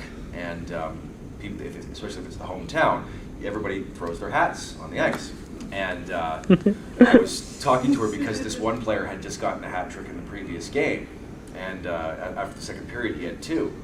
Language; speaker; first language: English; native; English